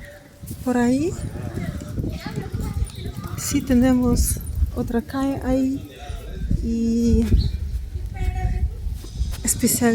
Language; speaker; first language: Spanish; non-native, fluent; Russian